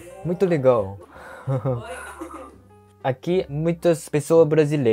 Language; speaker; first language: Portuguese; non-native, learner; Japanese